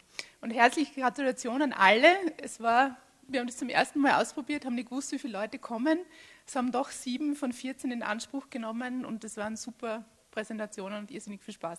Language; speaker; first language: German; native; German